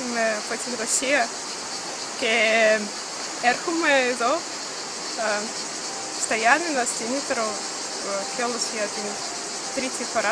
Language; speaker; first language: Greek; non-native, fluent; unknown